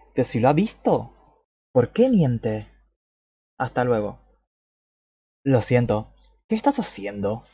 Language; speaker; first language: Spanish; native; Spanish